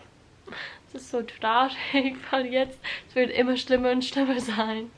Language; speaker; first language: German; non-native, learner; English